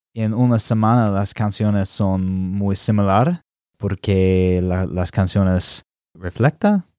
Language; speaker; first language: Spanish; non-native, learner; English